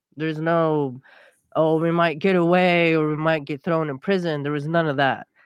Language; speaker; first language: English; early bilingual, other home language; Persian